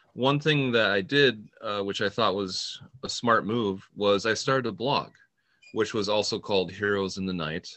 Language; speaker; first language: English; native; English